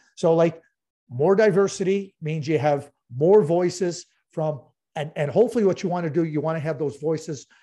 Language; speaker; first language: English; native; English